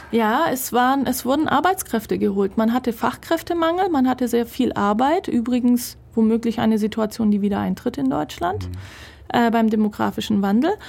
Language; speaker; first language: German; early bilingual, other home language; Turkish